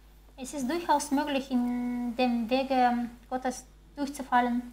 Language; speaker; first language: German; non-native, fluent; Chinese